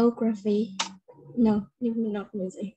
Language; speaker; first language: English; non-native, learner; Vietnamese